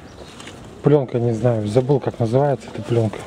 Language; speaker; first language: Russian; native; Russian